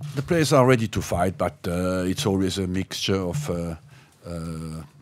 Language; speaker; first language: English; non-native, fluent; French